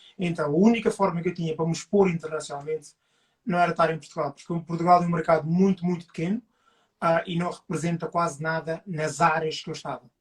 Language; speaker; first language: Portuguese; early bilingual, other home language; Upper Guinea Crioulo